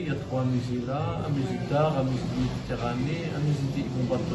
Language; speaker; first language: French; non-native, local second language; Arabic